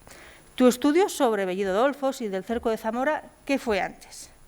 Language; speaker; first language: Spanish; native; Spanish